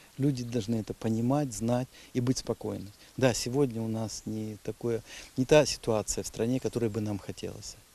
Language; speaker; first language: Russian; native; Russian